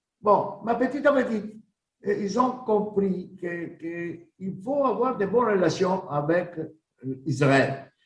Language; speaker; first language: French; non-native, learner; Greek